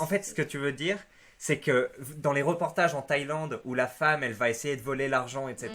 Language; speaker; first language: French; native; French